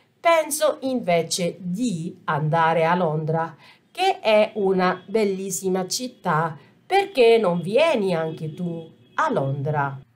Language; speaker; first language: Italian; non-native, fluent; Arabic